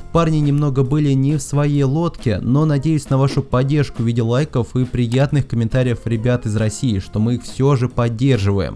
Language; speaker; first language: Russian; native; Russian